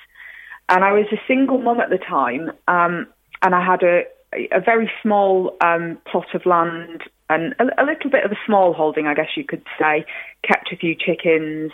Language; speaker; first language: English; native; English